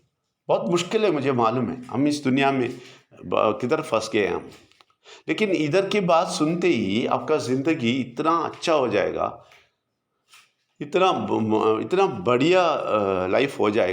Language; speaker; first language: Hindi; non-native, local second language; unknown